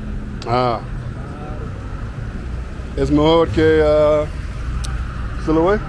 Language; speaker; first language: Spanish; non-native, learner; English